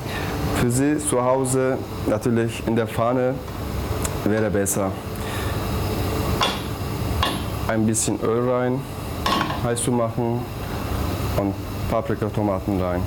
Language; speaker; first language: German; non-native, learner; Turkish